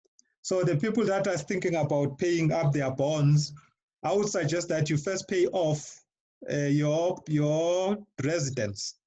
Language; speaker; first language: English; non-native, local second language; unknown